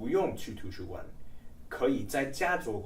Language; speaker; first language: Chinese; non-native, fluent; English